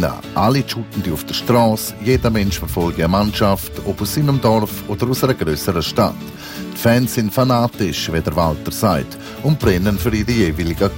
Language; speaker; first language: German; native; German